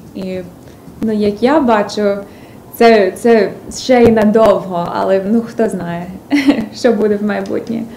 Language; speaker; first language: Ukrainian; early bilingual, other home language; English